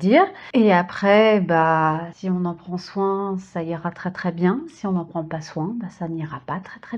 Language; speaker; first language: French; native; French